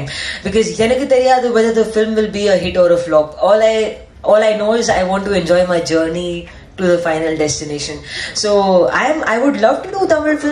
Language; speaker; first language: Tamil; non-native, learner; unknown